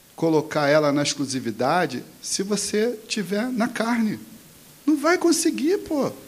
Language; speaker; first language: Portuguese; native; Portuguese